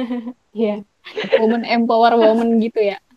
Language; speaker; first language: Indonesian; native; Indonesian